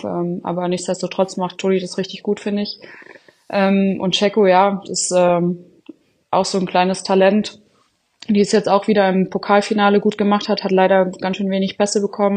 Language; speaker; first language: German; native; German